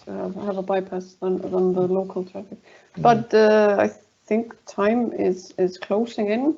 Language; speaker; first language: English; non-native, fluent; Icelandic